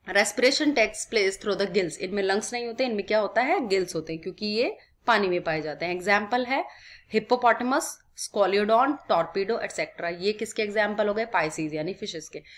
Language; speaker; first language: Hindi; native; Hindi